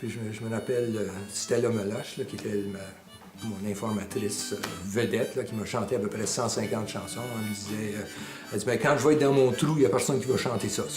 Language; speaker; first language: French; native; French